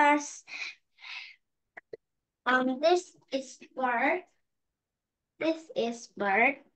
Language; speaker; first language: English; non-native, learner; Korean